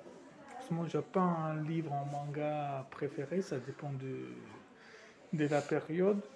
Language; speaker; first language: French; non-native, fluent; Italian